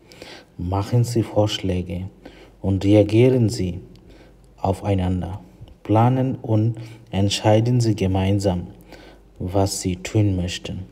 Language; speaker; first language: German; non-native, fluent; Bangla